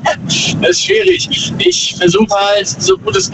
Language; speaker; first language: German; native; German